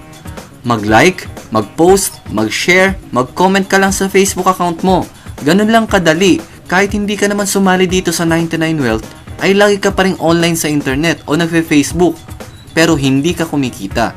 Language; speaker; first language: Filipino; native; Filipino